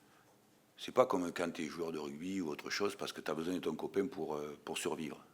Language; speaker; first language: French; native; French